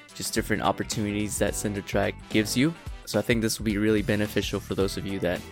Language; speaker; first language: English; early bilingual, other home language; Spanish